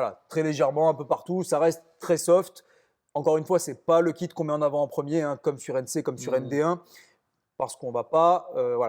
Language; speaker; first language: French; native; French